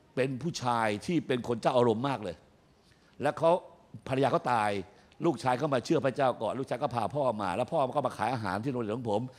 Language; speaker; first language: Thai; native; Thai